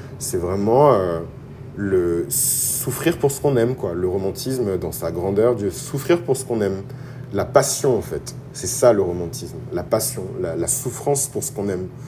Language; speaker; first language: French; early bilingual, other home language; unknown